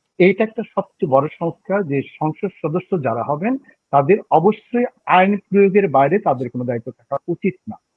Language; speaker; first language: Bangla; native; Bangla